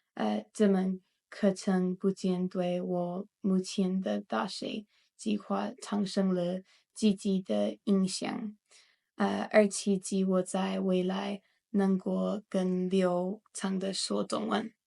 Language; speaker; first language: Chinese; non-native, learner; English